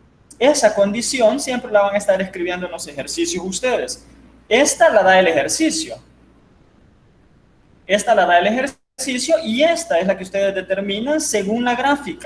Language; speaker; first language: Spanish; native; Spanish